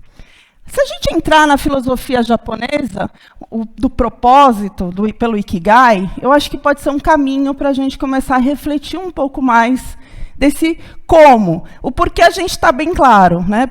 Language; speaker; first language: Portuguese; native; Portuguese